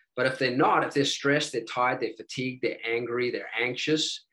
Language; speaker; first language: English; native; English